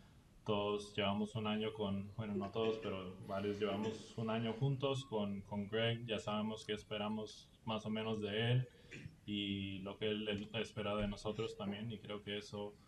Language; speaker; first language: Spanish; early bilingual, heritage; Spanish